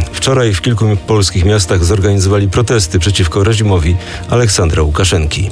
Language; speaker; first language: Polish; native; Polish